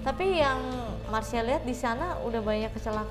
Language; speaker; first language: Indonesian; native; Indonesian